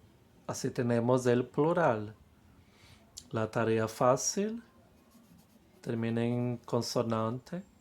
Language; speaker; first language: Spanish; non-native, fluent; Portuguese